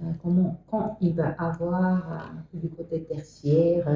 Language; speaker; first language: French; non-native, fluent; Japanese